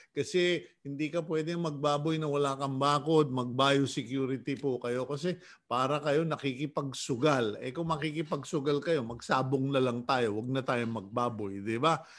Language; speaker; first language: Filipino; native; Filipino